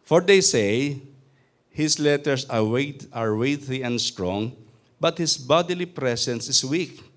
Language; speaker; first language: English; non-native, local second language; Filipino